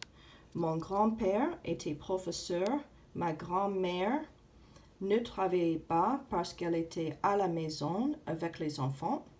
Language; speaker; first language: French; non-native, fluent; English